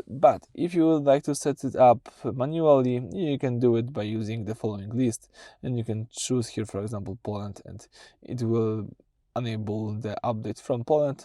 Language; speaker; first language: English; non-native, fluent; Polish